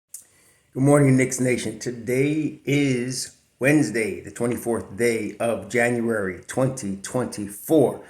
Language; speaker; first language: English; native; English